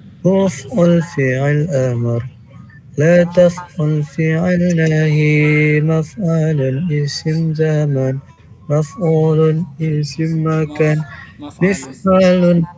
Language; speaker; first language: Arabic; non-native, learner; Indonesian